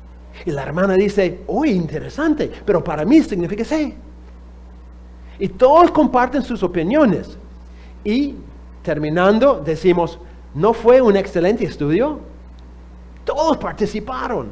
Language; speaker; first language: Spanish; non-native, fluent; English